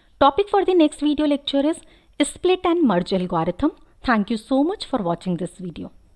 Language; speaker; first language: English; non-native, local second language; Hindi